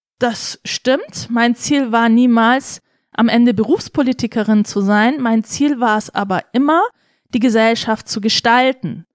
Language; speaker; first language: German; early bilingual, other home language; Turkish